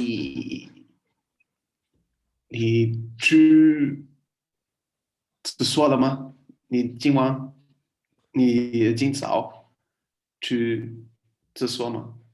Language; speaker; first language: Chinese; non-native, learner; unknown